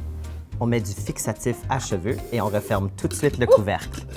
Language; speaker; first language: French; native; French